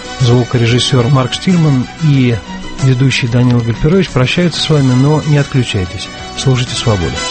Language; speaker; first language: Russian; native; Russian